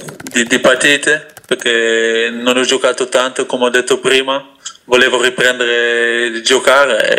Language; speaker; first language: Italian; non-native, fluent; Dutch